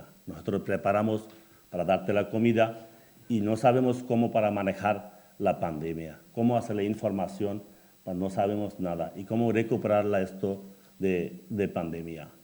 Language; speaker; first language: Spanish; non-native, learner; Bangla